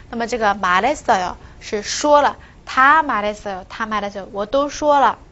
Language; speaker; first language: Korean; non-native, fluent; Chinese